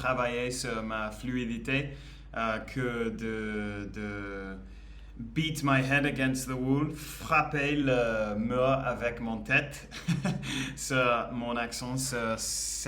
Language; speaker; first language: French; non-native, learner; English